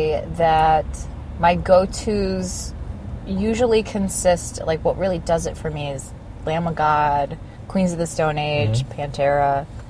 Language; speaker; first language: English; native; English